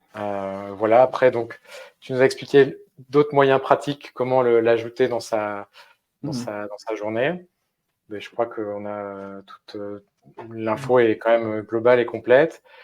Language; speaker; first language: French; native; French